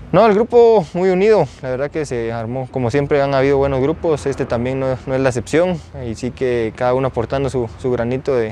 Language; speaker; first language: Spanish; native; Spanish